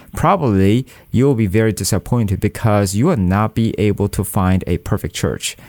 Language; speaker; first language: English; non-native, fluent; Korean